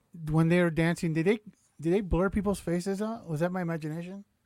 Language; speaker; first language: English; native; English